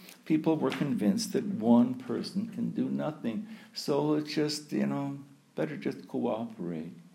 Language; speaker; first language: English; early bilingual, other home language; Ukrainian